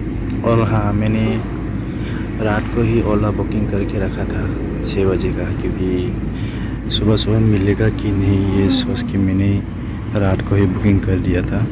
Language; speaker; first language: Hindi; non-native, local second language; Kok Borok